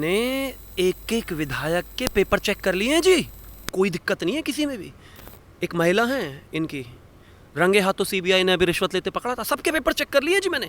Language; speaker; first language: Hindi; native; Hindi